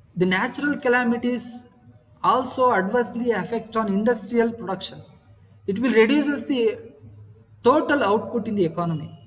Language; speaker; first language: English; non-native, local second language; Kannada